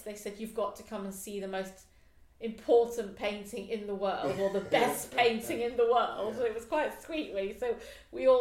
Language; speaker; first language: English; native; English